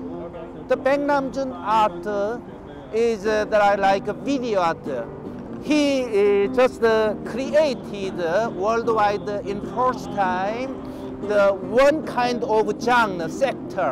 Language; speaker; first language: English; non-native, learner; Korean